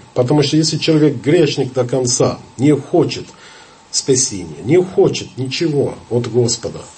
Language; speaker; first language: Russian; non-native, fluent; English